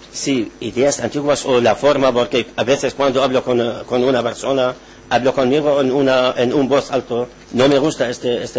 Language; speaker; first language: Spanish; non-native, learner; Arabic